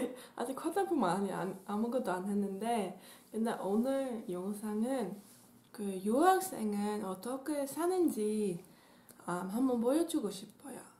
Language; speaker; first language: Korean; non-native, learner; Dutch